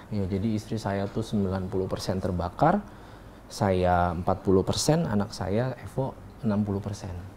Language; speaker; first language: Indonesian; native; Indonesian